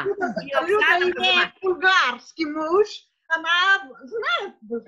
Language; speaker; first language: Russian; non-native, learner; Bulgarian